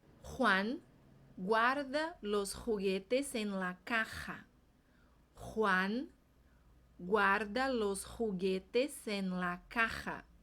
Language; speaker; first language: Spanish; non-native, fluent; Portuguese